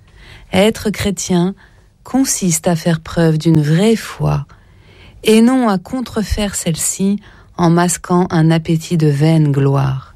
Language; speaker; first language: French; native; French